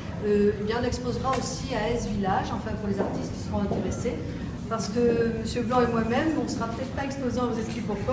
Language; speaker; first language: French; native; French